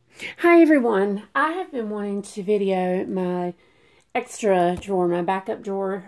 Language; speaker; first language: English; native; English